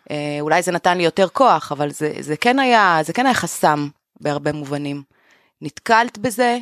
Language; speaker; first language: Hebrew; native; Hebrew